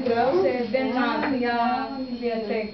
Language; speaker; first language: German; non-native, learner; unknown